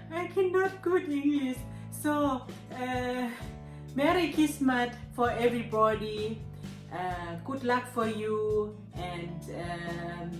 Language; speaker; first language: English; non-native, learner; Thai